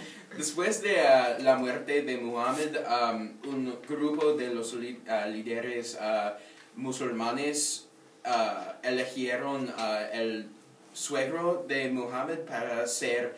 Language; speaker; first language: Spanish; non-native, learner; English